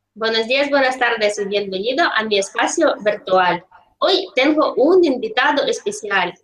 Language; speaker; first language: Spanish; non-native, fluent; Russian